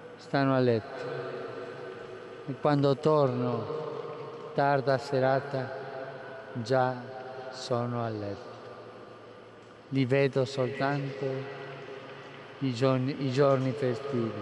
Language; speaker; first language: Italian; non-native, fluent; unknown